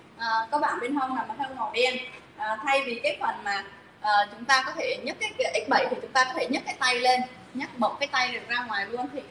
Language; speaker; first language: Vietnamese; native; Vietnamese